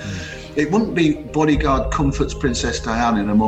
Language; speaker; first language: English; native; English